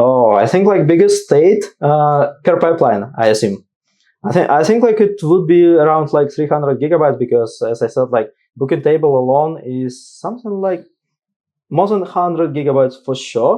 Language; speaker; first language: English; non-native, fluent; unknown